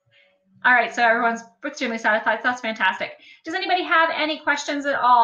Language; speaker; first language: English; native; English